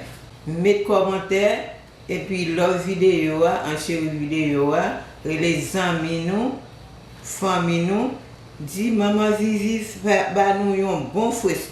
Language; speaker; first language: French; non-native, local second language; Haitian Creole